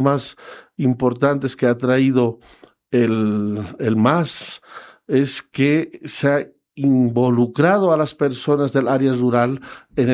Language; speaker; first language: Spanish; non-native, local second language; Quechua